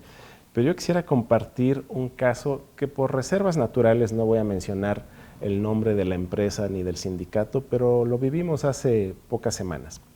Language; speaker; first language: Spanish; native; Spanish